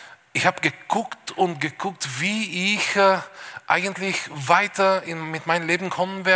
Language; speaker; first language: German; non-native, fluent; Bulgarian